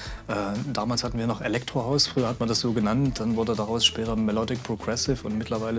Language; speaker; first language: German; native; German